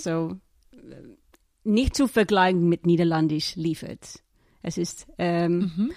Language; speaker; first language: German; non-native, learner; Dutch